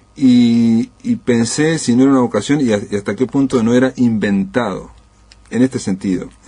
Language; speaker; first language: Spanish; native; Spanish